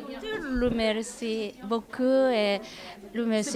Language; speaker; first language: French; non-native, learner; Japanese